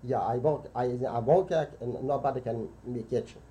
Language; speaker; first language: English; non-native, learner; Yiddish